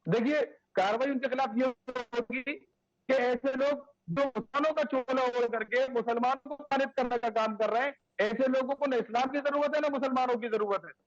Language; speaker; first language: Hindi; native; Hindi